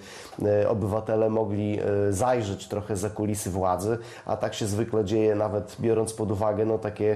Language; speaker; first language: Polish; native; Polish